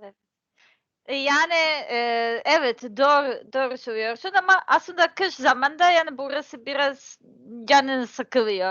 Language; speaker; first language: Turkish; non-native, learner; Serbian